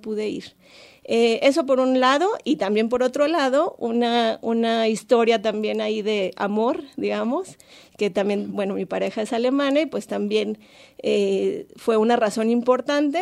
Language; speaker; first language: Spanish; native; Spanish